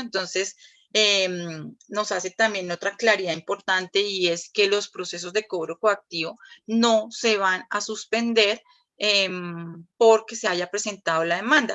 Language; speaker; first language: Spanish; native; Spanish